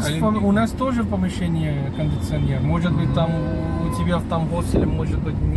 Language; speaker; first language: Russian; non-native, fluent; Hindi